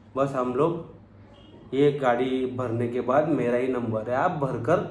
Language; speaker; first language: Hindi; non-native, local second language; Marathi